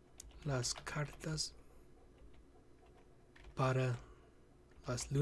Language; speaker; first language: Spanish; non-native, learner; English